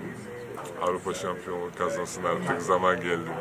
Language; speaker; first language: Turkish; non-native, fluent; Georgian